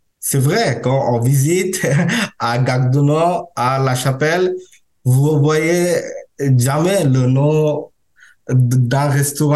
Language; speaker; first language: French; non-native, learner; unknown